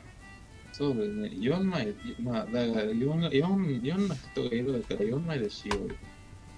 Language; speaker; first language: Japanese; non-native, learner; Spanish